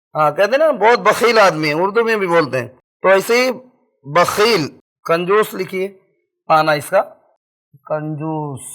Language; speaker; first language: Urdu; native; Urdu